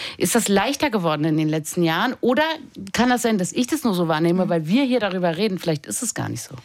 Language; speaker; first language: German; native; German